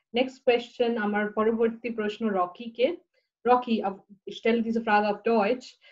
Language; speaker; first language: German; non-native, fluent; Bangla